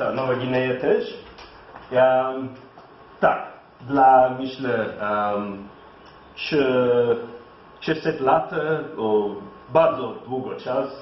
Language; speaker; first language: Polish; non-native, learner; English